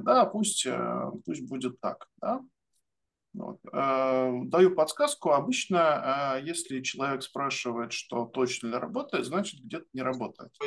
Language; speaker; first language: Russian; native; Russian